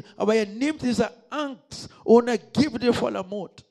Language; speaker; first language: German; non-native, learner; Lingala